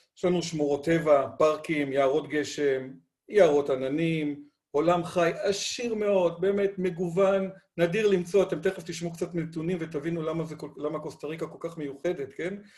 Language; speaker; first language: Hebrew; non-native, fluent; Spanish